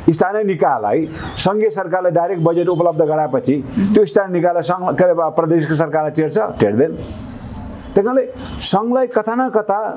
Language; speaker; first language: Nepali; non-native, local second language; Sherpa